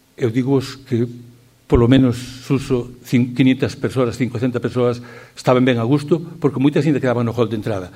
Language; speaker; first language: Galician; native; Galician